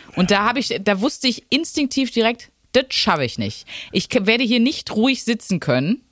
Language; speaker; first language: German; native; German